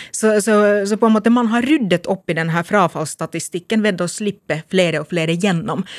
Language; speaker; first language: Norwegian; non-native, fluent; Finnish